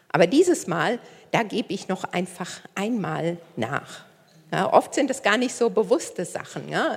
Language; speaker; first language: German; native; German